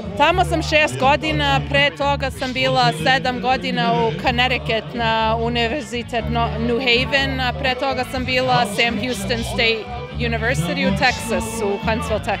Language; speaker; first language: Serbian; early bilingual, heritage; Serbian